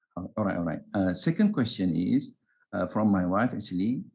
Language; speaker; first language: English; non-native, local second language; Malay